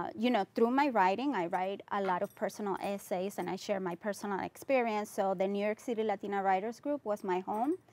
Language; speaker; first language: English; non-native, fluent; Spanish